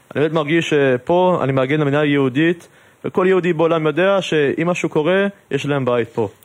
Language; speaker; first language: Hebrew; non-native, fluent; English